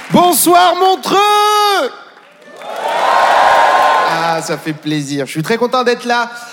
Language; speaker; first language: French; native; French